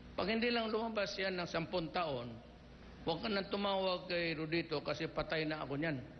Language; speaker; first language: Filipino; non-native, local second language; Cebuano